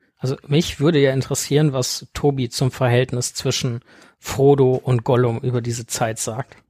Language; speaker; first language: German; native; German